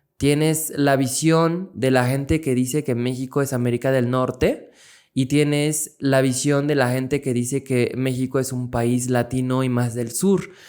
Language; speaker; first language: Spanish; non-native, fluent; French